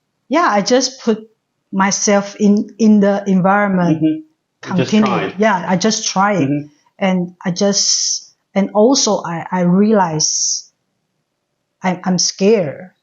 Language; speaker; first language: English; non-native, learner; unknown